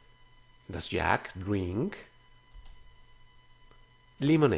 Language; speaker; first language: English; non-native, fluent; Spanish